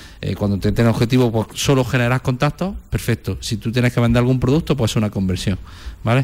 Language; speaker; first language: Spanish; native; Spanish